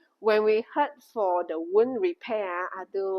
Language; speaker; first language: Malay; non-native, local second language; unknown